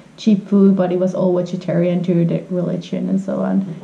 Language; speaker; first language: English; non-native, fluent; Finnish